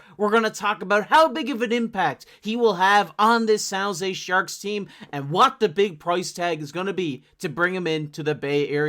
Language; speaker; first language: English; native; English